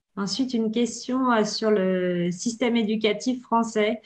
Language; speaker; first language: French; native; French